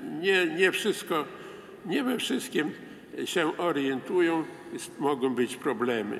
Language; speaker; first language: Polish; non-native, local second language; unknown